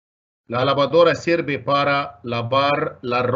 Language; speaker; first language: Spanish; non-native, fluent; Arabic